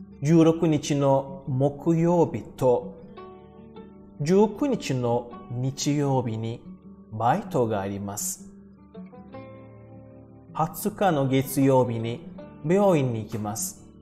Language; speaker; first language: Japanese; non-native, fluent; Turkish